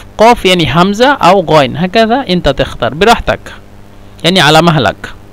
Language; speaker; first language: Egyptian Arabic; non-native, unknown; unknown